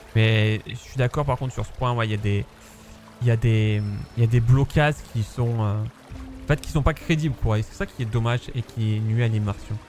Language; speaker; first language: French; native; French